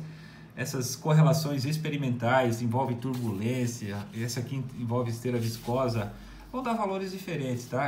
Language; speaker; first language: Portuguese; native; Portuguese